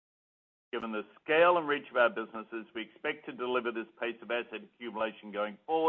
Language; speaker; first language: English; native; English